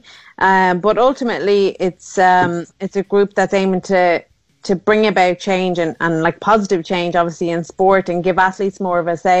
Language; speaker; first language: English; native; English